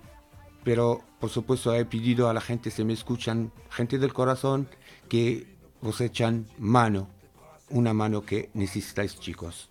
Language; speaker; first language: Spanish; non-native, fluent; Arabic